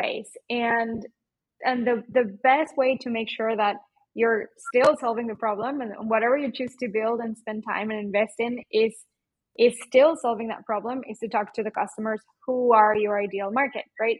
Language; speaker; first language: English; non-native, fluent; Spanish